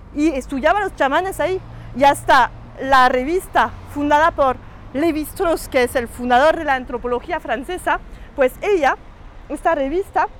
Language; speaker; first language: Spanish; non-native, fluent; French